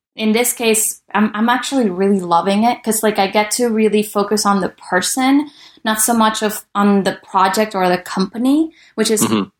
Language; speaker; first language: English; early bilingual, other home language; Spanish